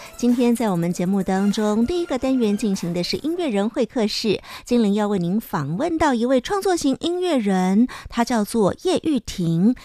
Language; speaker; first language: Chinese; native; Chinese